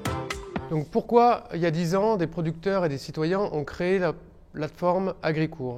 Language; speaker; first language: French; native; French